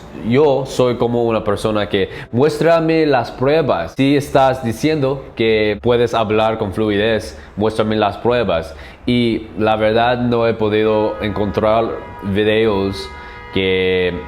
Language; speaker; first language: Spanish; non-native, learner; English